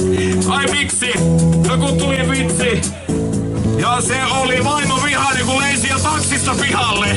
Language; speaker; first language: Finnish; native; Finnish